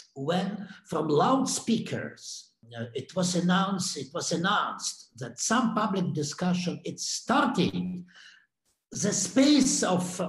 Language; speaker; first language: English; non-native, fluent; Russian